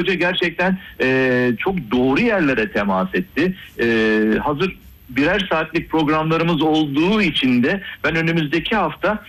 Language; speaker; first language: Turkish; native; Turkish